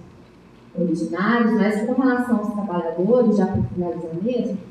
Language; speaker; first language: Portuguese; native; Portuguese